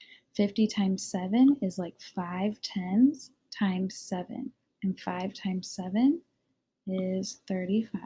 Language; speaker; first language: English; native; English